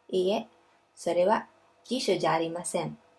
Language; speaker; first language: Japanese; non-native, fluent; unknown